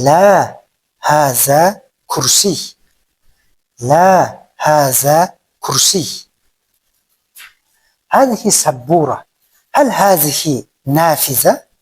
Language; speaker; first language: Arabic; non-native, fluent; Kyrgyz